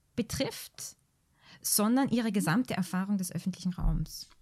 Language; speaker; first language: German; native; German